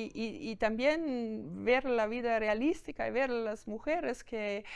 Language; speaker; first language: Spanish; non-native, fluent; German